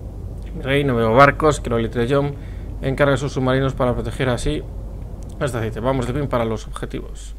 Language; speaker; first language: Spanish; native; Spanish